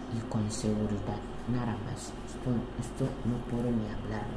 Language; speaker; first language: Spanish; non-native, local second language; Fang